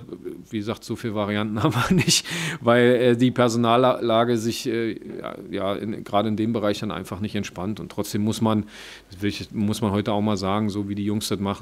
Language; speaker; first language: German; native; German